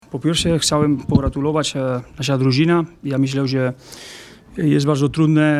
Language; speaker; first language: Polish; non-native, learner; Spanish